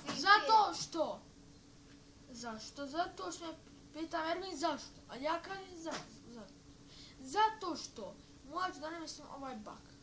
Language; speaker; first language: Bosnian; native; Bosnian